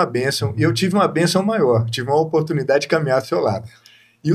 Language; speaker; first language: Portuguese; native; Portuguese